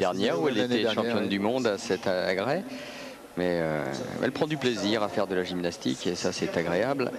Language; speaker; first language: French; native; French